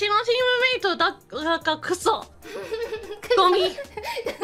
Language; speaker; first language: Japanese; non-native, learner; English